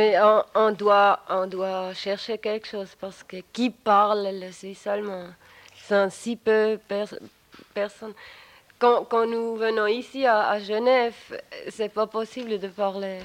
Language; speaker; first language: French; non-native, local second language; German